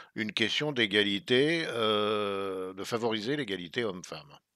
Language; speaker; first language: French; native; French